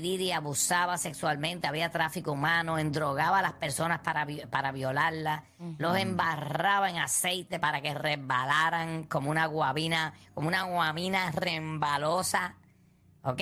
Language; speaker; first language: Spanish; native; Spanish